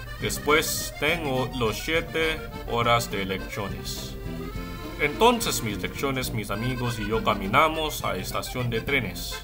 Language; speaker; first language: Spanish; non-native, learner; English